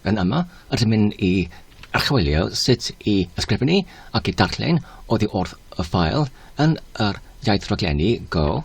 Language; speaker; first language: Welsh; non-native, learner; Polish